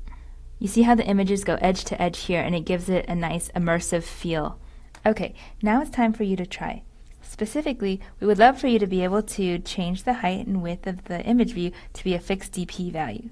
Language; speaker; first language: English; native; English